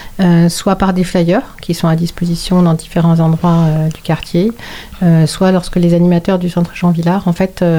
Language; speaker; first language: French; native; French